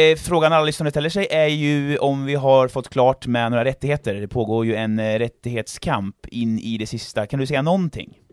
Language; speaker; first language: Swedish; native; Swedish